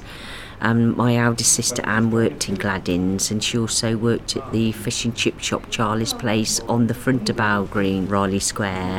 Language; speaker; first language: English; native; English